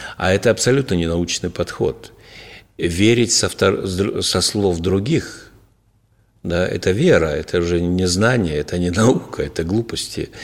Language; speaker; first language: Russian; native; Russian